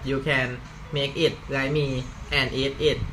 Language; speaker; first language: English; non-native, learner; Thai